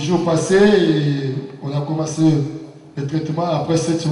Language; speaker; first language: French; non-native, local second language; Lingala